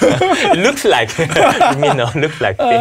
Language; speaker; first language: English; non-native, learner; Korean